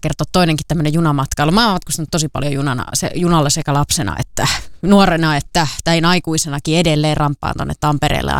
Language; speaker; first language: Finnish; native; Finnish